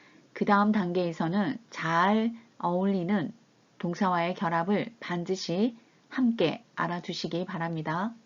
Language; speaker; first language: Korean; native; Korean